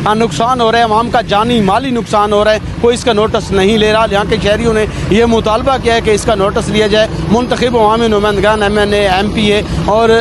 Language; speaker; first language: Urdu; non-native, local second language; Saraiki